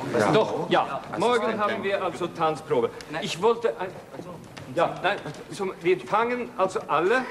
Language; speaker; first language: German; non-native, fluent; Swedish